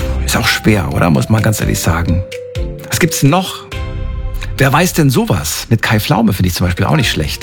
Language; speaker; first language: German; native; German